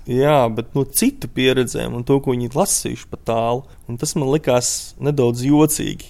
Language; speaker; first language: Latvian; native; Latvian